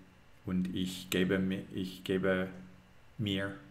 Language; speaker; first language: German; non-native, learner; English